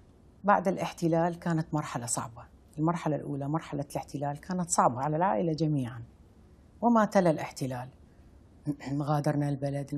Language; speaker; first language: Arabic; native; Arabic